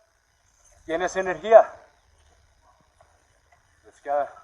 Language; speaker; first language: Spanish; non-native, learner; English